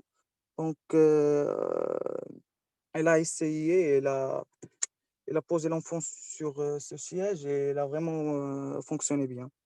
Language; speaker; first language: French; non-native, local second language; Arabic